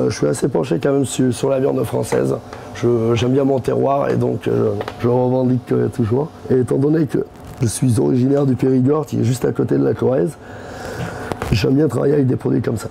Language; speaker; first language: French; native; French